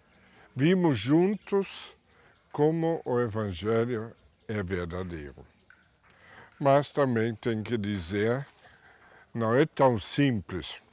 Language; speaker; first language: Portuguese; non-native, fluent; German